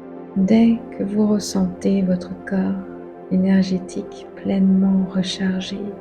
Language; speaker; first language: French; native; French